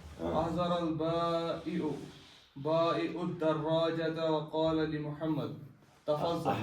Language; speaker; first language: Arabic; non-native, learner; Urdu